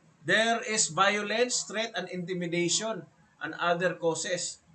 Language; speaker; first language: English; non-native, local second language; Filipino